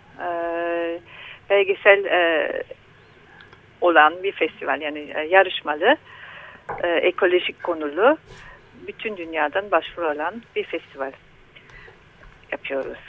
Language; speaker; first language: Turkish; non-native, learner; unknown